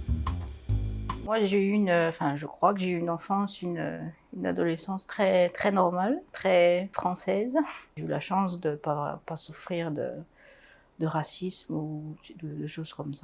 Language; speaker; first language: French; native; French